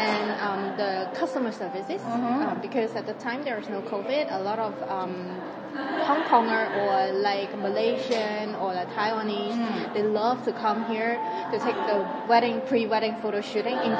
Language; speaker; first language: English; non-native, fluent; Cantonese